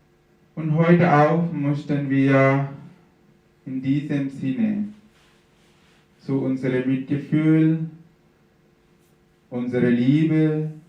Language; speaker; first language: German; non-native, fluent; Sinhala